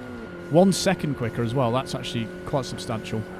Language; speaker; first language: English; native; English